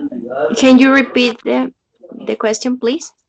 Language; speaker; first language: English; non-native, learner; Spanish